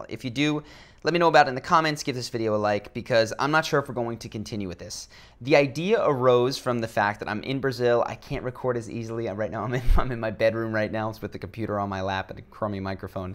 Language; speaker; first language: English; native; English